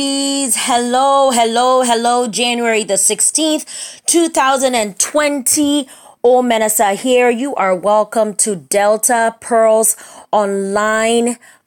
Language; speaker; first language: English; native; English